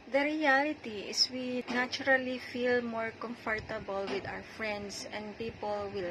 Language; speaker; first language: English; non-native, local second language; Filipino